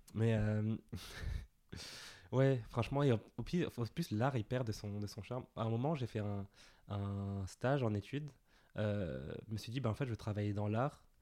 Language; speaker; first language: French; native; French